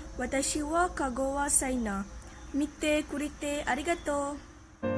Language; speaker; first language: Japanese; non-native, learner; Malay